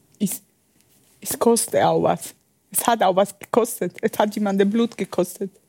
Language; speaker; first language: German; non-native, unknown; Spanish